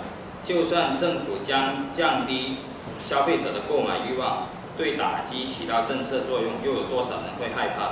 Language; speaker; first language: Chinese; native; Chinese